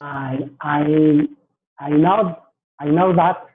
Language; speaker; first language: English; non-native, learner; Spanish